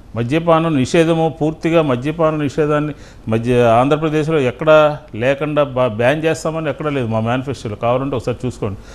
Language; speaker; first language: Telugu; native; Telugu